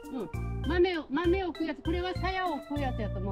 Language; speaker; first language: Japanese; native; Japanese